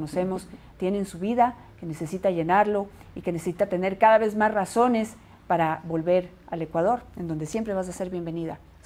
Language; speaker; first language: Spanish; native; Spanish